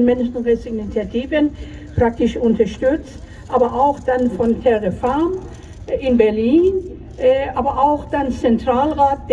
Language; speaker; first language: German; non-native, fluent; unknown